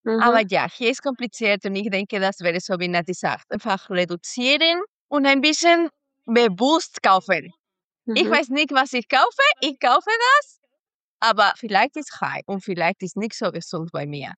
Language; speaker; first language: German; non-native, fluent; Spanish